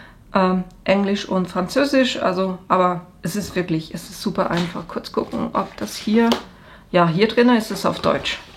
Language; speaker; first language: German; native; German